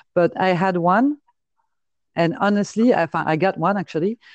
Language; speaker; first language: English; non-native, fluent; French